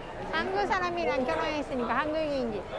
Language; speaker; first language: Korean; non-native, learner; Japanese